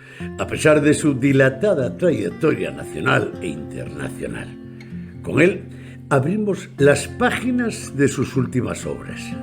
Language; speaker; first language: Spanish; native; Spanish